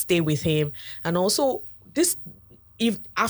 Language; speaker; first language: English; non-native, local second language; Igbo